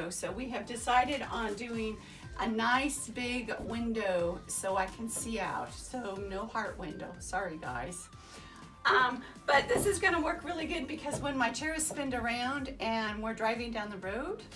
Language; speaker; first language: English; native; English